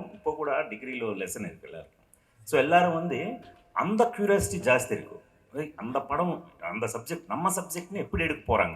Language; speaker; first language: Tamil; non-native, local second language; Telugu